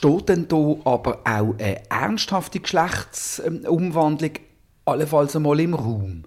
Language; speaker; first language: German; native; German